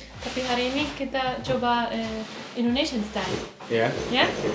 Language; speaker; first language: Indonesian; non-native, learner; German